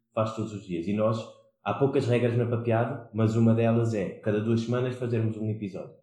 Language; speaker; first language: Portuguese; non-native, local second language; Kabuverdianu